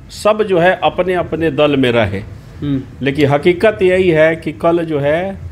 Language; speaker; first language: Hindi; native; Hindi